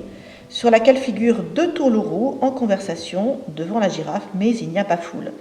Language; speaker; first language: French; native; French